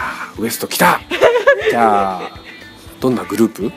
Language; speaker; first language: Japanese; native; Japanese